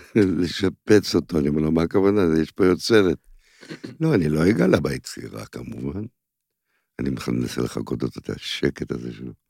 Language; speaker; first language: Hebrew; native; Hebrew